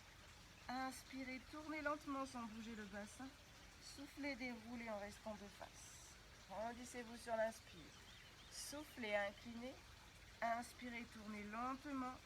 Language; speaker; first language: French; native; French